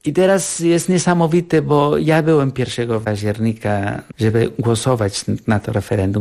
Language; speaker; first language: Polish; non-native, fluent; Catalan